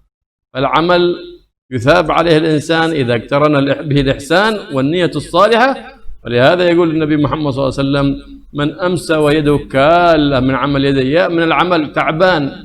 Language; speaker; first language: Arabic; native; Arabic